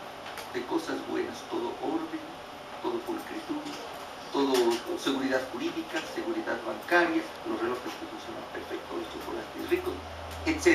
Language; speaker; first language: Spanish; native; Spanish